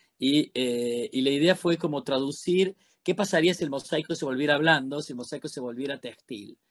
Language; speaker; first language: Spanish; native; Spanish